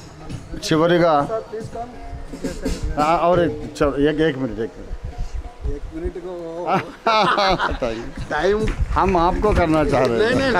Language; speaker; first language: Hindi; non-native, local second language; Telugu